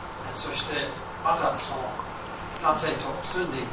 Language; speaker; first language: Japanese; non-native, fluent; English